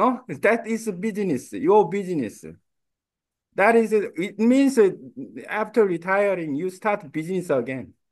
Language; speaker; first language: English; non-native, learner; Korean